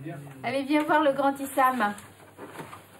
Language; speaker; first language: French; native; French